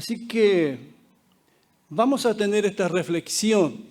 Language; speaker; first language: Spanish; native; Spanish